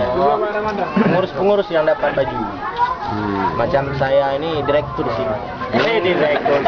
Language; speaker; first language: Indonesian; non-native, local second language; Achinese